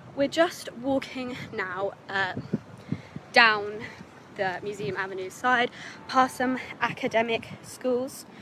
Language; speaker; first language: English; native; English